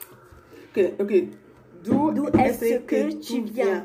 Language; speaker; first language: French; non-native, learner; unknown